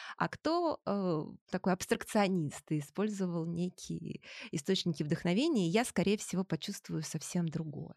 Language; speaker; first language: Russian; native; Russian